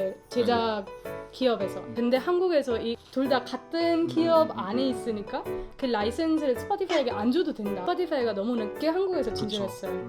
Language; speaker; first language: Korean; non-native, fluent; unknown